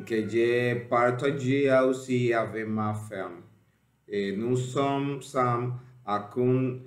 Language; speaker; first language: French; non-native, learner; Spanish